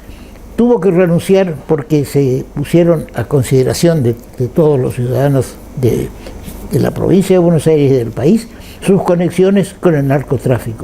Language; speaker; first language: Spanish; native; Spanish